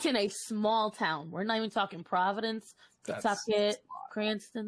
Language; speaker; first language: English; native; English